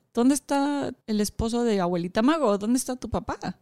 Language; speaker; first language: Spanish; early bilingual, heritage; Spanish